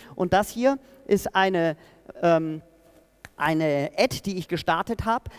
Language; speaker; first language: German; native; German